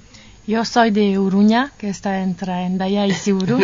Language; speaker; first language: Spanish; non-native, fluent; French